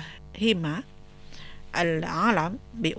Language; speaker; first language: Arabic; non-native, fluent; Indonesian